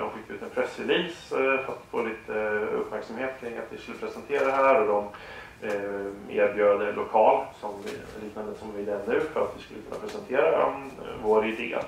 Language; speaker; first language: Swedish; native; Swedish